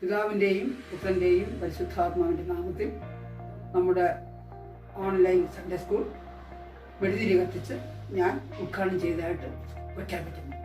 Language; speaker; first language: Malayalam; native; Malayalam